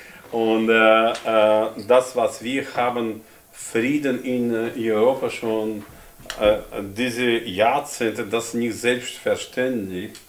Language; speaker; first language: German; non-native, fluent; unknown